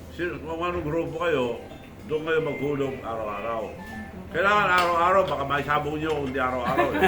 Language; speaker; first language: Filipino; non-native, local second language; Iloko